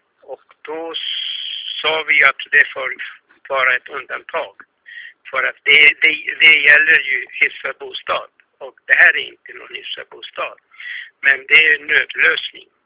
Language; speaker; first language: Swedish; non-native, fluent; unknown